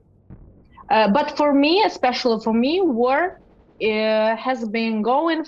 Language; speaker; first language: English; non-native, learner; Russian